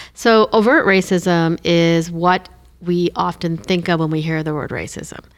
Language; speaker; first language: English; non-native, fluent; Hindi